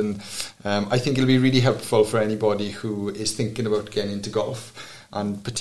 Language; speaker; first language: English; native; English